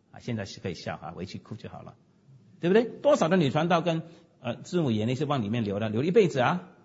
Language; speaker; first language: Chinese; non-native, local second language; Cantonese